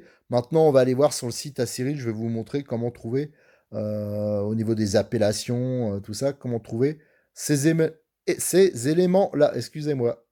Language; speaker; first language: French; native; French